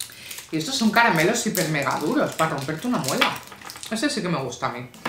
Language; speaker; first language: Spanish; native; Spanish